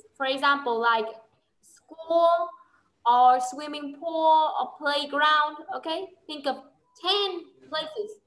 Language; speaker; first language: English; non-native, fluent; Vietnamese